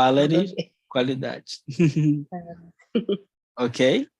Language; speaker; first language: English; non-native, fluent; Portuguese